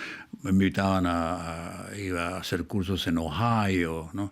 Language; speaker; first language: Spanish; native; Spanish